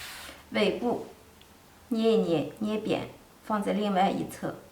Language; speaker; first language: Chinese; native; Chinese